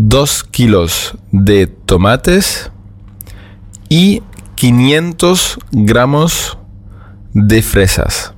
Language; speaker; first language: Spanish; non-native, fluent; German